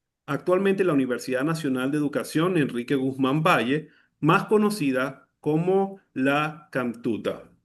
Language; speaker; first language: Spanish; native; Spanish